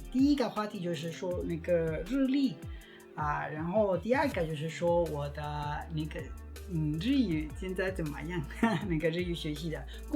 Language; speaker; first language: Chinese; non-native, fluent; Spanish